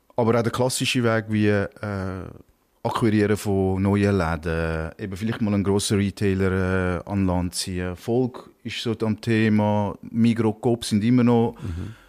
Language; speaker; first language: German; early bilingual, other home language; Turkish